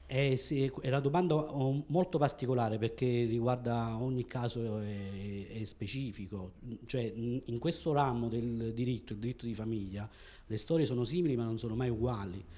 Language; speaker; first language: Italian; native; Italian